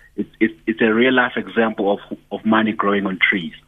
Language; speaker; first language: English; non-native, local second language; Zulu